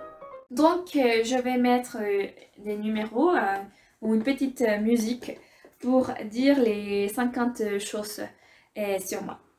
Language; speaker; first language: French; non-native, fluent; Spanish